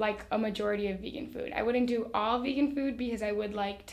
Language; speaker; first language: English; early bilingual, other home language; Spanish